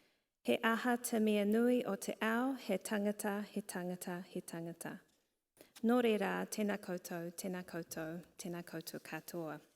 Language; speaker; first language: Māori; non-native, local second language; English